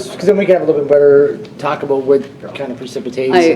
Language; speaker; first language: English; native; English